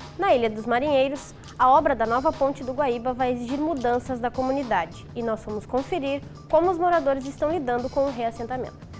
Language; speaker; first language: Portuguese; native; Portuguese